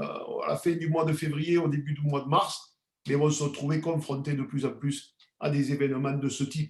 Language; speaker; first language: French; native; French